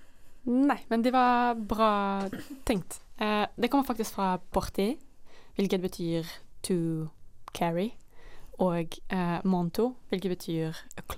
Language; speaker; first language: Norwegian; non-native, fluent; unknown